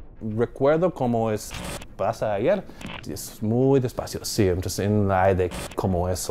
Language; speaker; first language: Spanish; non-native, learner; English